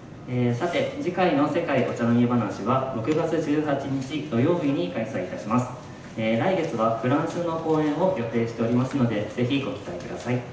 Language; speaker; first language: Japanese; native; Japanese